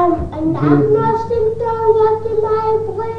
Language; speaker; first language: Hebrew; early bilingual, other home language; English